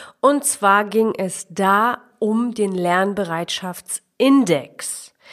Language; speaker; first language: German; early bilingual, other home language; Polish